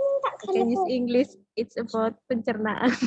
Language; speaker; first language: English; non-native, learner; Indonesian